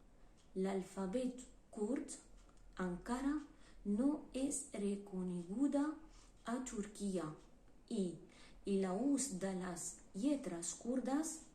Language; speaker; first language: Catalan; non-native, learner; Kurdish